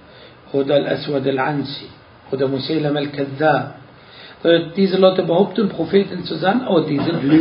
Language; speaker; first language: German; non-native, fluent; Arabic